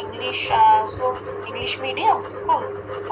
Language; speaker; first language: English; non-native, learner; Bangla